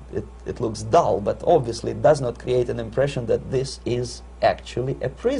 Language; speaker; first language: English; non-native, fluent; Russian